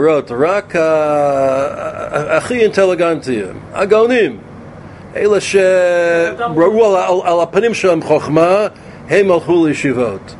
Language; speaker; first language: Hebrew; non-native, fluent; English